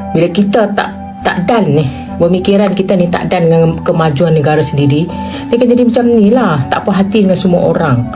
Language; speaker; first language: Malay; non-native, fluent; Thai